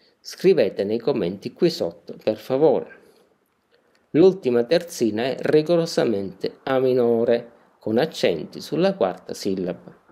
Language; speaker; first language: Italian; native; Italian